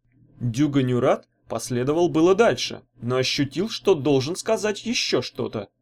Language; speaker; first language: Russian; native; Russian